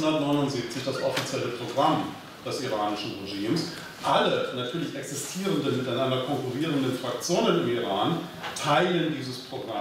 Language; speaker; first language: German; native; German